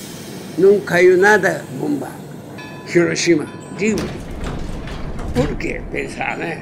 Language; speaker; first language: Portuguese; non-native, learner; Japanese